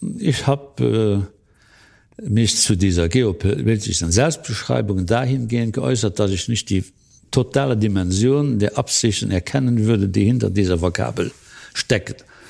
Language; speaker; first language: German; non-native, local second language; Luxembourgish